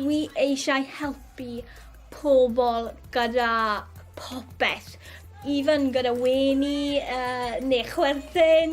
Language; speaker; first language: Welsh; non-native, learner; English